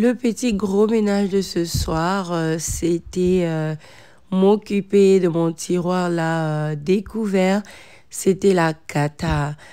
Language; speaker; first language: French; non-native, local second language; Lingala